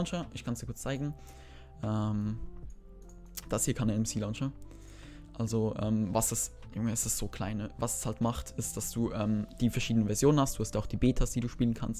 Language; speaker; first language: German; native; German